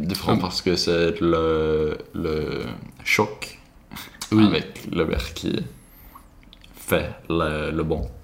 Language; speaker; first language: French; non-native, learner; Swedish